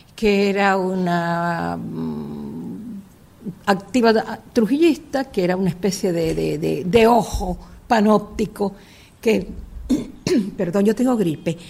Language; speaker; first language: Spanish; native; Spanish